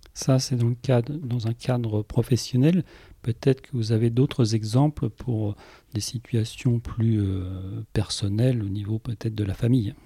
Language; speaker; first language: French; native; French